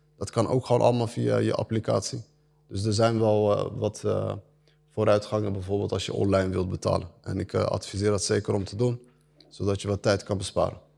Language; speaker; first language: Dutch; early bilingual, other home language; Arabic